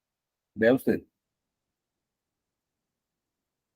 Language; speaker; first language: Spanish; native; Spanish